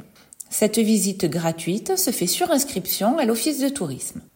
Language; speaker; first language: French; native; French